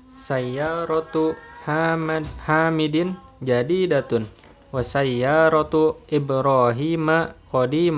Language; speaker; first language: Arabic; non-native, learner; Indonesian